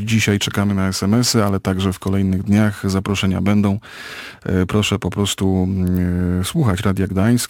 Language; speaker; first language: Polish; native; Polish